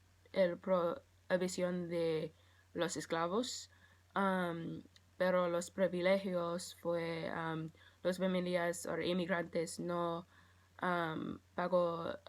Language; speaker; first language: Spanish; non-native, learner; English